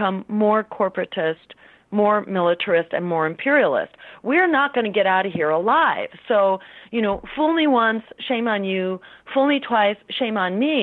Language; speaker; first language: English; native; English